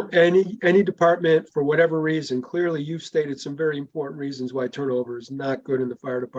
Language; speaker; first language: English; native; English